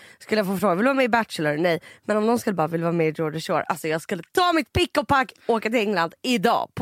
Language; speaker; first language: Swedish; native; Swedish